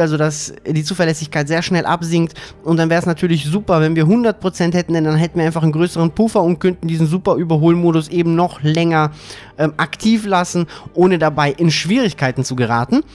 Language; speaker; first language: German; native; German